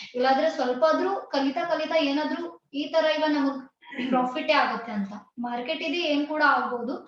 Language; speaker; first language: Kannada; non-native, local second language; Tulu